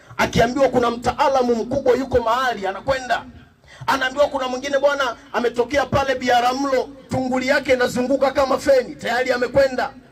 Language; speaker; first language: Swahili; native; Swahili